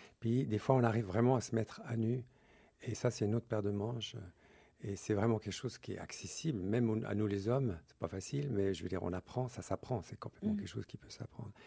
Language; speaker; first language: French; early bilingual, other home language; English